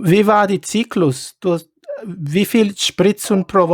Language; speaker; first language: German; non-native, learner; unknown